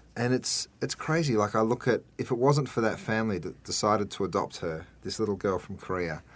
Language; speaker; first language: English; native; English